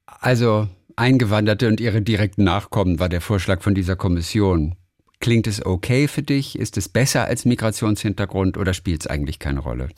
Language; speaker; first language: German; native; German